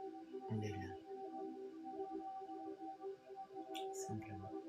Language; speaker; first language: French; native; French